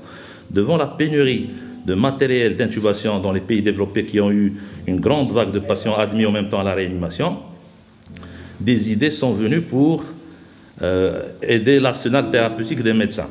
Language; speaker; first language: French; non-native, local second language; Arabic